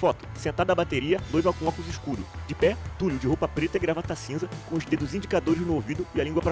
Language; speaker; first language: Portuguese; native; Portuguese